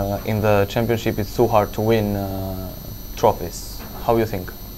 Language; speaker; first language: English; non-native, learner; Albanian